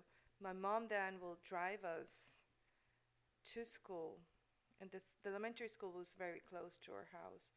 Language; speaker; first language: English; non-native, fluent; Spanish